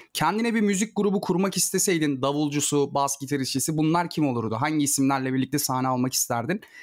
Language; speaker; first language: Turkish; native; Turkish